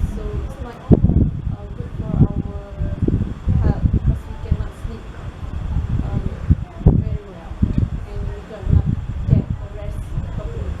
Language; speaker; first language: English; non-native, learner; Malay